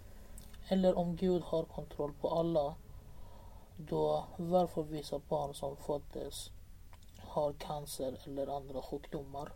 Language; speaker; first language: Swedish; non-native, learner; Persian